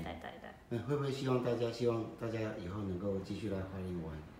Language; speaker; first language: Chinese; native; Chinese